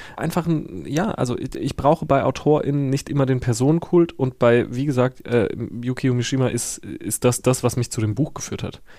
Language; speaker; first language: German; native; German